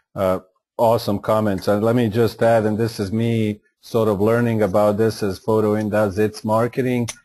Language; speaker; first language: English; non-native, fluent; Croatian